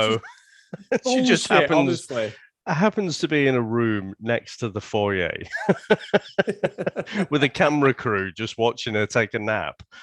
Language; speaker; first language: English; native; English